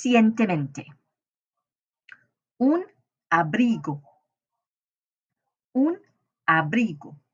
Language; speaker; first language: Spanish; non-native, fluent; English